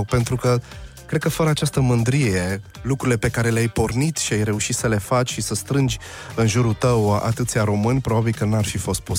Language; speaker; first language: Romanian; native; Romanian